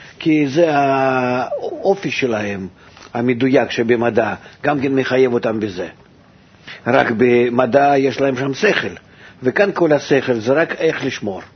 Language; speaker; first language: Hebrew; non-native, fluent; Russian